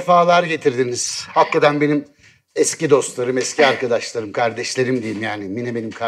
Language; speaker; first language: Turkish; native; Turkish